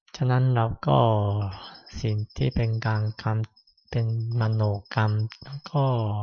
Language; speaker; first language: Thai; non-native, fluent; Japanese